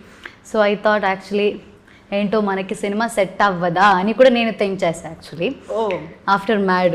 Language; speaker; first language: Telugu; non-native, learner; Malayalam